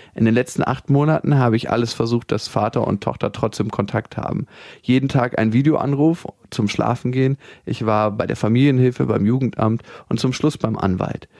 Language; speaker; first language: German; native; German